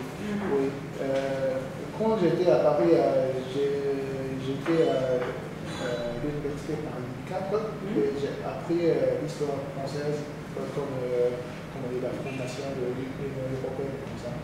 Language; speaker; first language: French; non-native, learner; Japanese